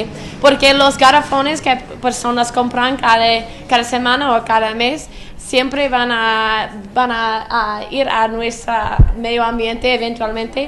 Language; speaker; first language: Spanish; non-native, learner; English